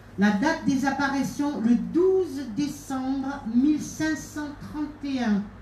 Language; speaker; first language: French; native; French